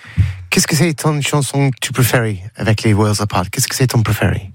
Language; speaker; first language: French; non-native, learner; English